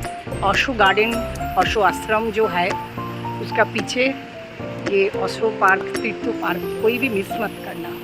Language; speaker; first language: Hindi; non-native, local second language; Bangla